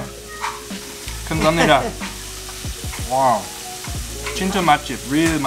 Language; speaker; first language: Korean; non-native, learner; English